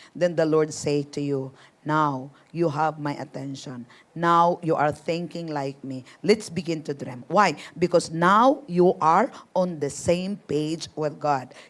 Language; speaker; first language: English; non-native, local second language; Filipino